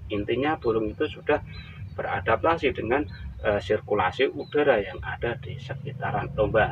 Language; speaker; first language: Indonesian; native; Indonesian